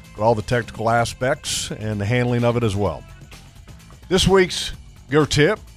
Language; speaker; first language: English; native; English